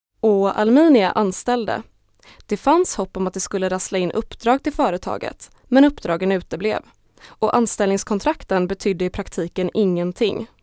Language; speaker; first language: Swedish; native; Swedish